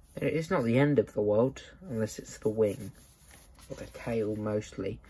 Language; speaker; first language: English; native; English